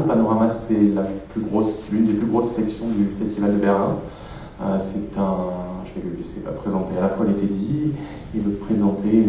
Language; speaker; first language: French; native; French